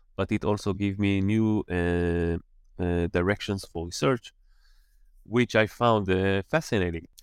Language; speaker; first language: English; non-native, fluent; Hebrew